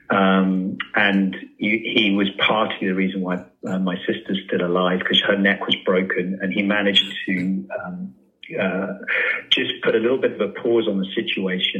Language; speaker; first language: English; native; English